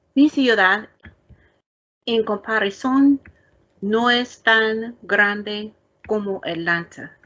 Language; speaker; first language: Spanish; non-native, learner; English